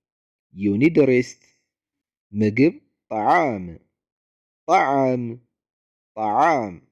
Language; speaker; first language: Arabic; non-native, fluent; Amharic